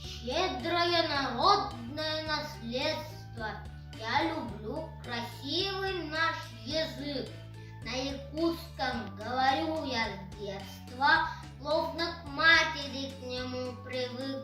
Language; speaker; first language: Russian; non-native, local second language; Yakut